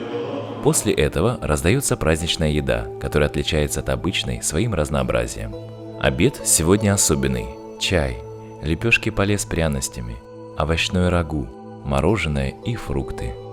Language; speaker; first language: Russian; native; Russian